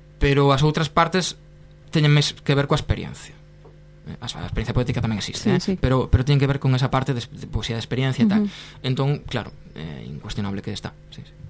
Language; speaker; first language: Galician; non-native, local second language; Spanish